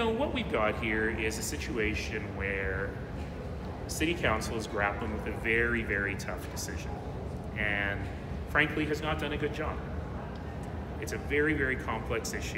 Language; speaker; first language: English; native; English